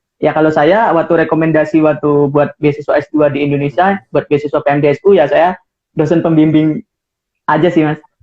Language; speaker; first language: Indonesian; native; Indonesian